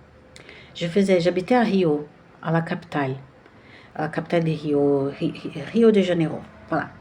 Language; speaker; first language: French; non-native, fluent; Portuguese